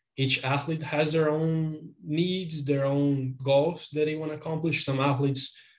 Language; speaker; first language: English; non-native, fluent; Portuguese